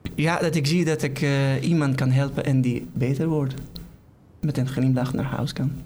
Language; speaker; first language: Dutch; non-native, fluent; Persian